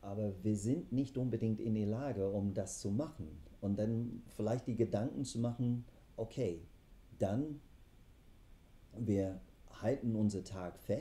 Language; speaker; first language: German; non-native, fluent; English